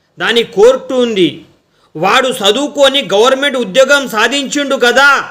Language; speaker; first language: Telugu; non-native, local second language; Lambadi